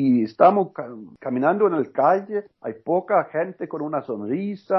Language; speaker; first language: Spanish; non-native, learner; Norwegian